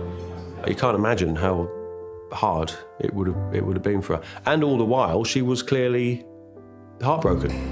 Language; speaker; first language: English; native; English